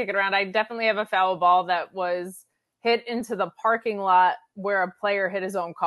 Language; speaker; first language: English; native; English